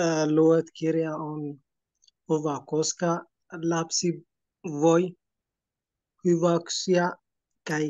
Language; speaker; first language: Finnish; non-native, learner; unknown